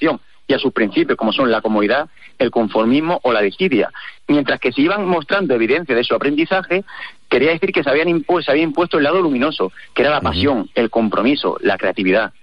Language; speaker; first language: Spanish; native; Spanish